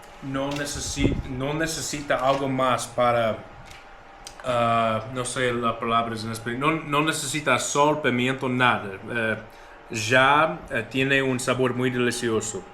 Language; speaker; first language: Spanish; non-native, learner; English